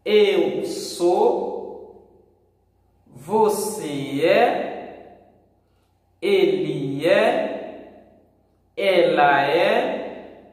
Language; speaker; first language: Portuguese; non-native, fluent; Haitian Creole